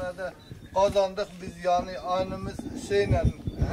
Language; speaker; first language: Turkish; non-native, local second language; Kurdish